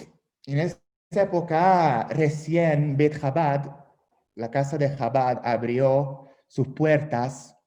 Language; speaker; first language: Spanish; non-native, fluent; Hungarian